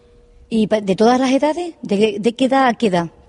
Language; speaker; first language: Spanish; native; Spanish